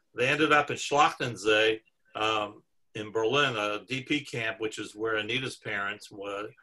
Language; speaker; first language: English; native; English